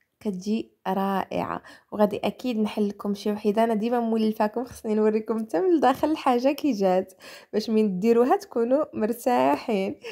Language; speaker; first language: Arabic; native; Arabic